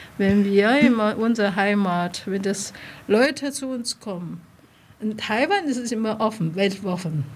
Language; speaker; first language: German; non-native, learner; Chinese